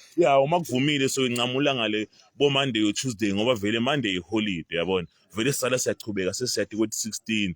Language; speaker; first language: Zulu; non-native, local second language; Swati